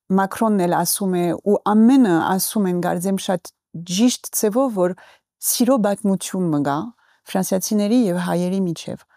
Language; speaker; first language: Armenian; early bilingual, heritage; Armenian